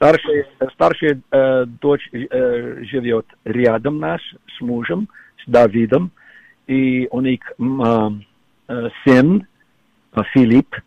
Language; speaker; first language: Russian; non-native, fluent; English